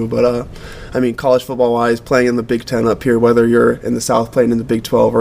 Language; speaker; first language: English; native; English